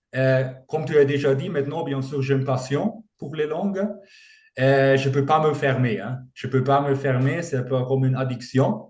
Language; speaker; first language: French; non-native, fluent; German